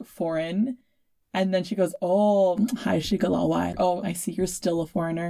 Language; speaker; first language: English; native; English